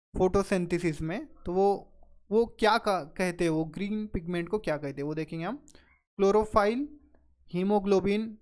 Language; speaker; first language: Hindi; non-native, local second language; Marathi